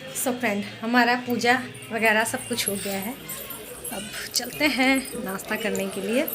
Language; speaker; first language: Hindi; non-native, local second language; Bangla